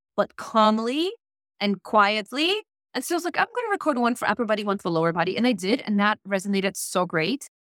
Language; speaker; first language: English; non-native, fluent; Polish